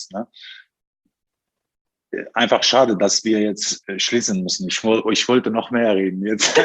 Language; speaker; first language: German; non-native, fluent; Turkish